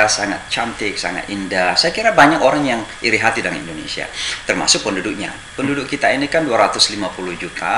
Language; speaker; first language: Indonesian; native; Indonesian